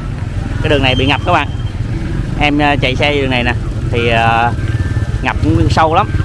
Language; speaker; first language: Vietnamese; native; Vietnamese